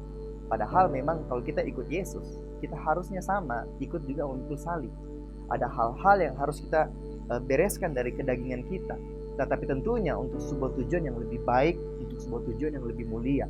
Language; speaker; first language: Indonesian; native; Indonesian